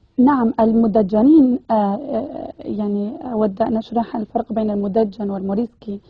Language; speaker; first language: Arabic; early bilingual, other home language; Spanish